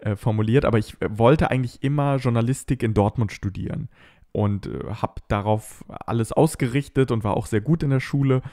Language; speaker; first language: German; native; German